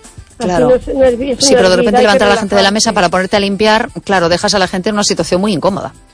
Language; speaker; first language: Spanish; native; Spanish